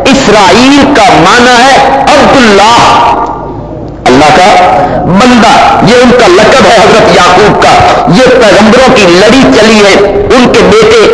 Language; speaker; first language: Urdu; non-native, local second language; Punjabi